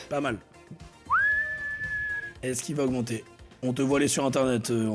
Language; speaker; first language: French; native; French